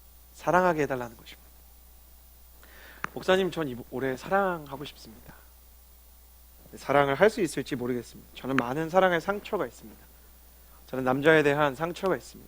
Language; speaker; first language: Korean; native; Korean